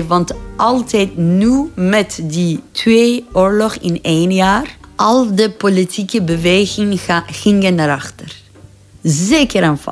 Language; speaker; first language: Dutch; non-native, fluent; Persian